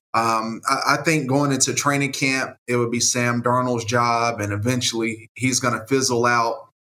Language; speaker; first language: English; native; English